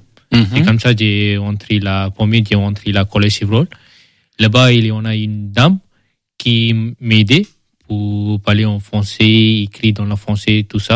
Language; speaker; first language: French; early bilingual, other home language; Malay